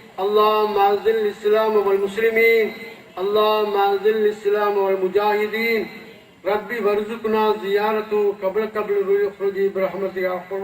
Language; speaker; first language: Arabic; non-native, fluent; Tamil